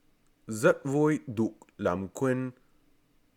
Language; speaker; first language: Vietnamese; non-native, learner; English